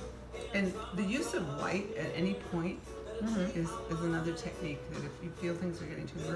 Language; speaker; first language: English; native; English